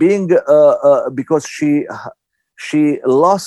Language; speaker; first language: English; non-native, fluent; Bosnian